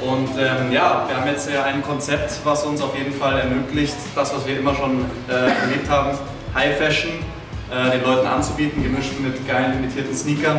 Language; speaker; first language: German; native; German